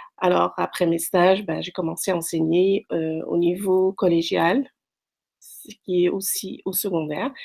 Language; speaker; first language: French; non-native, local second language; Arabic